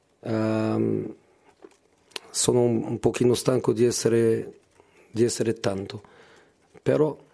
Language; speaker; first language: Italian; non-native, fluent; Portuguese